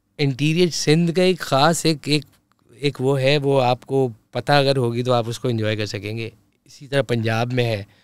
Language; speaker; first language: Urdu; native; Urdu